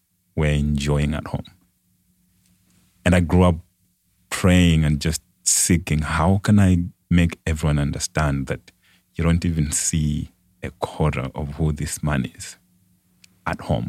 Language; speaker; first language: English; non-native, local second language; Nyanja